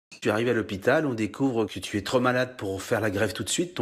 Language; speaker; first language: French; native; French